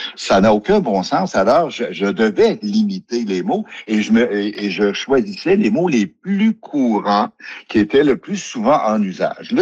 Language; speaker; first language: French; native; French